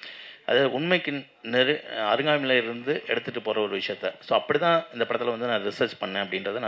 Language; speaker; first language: Tamil; native; Tamil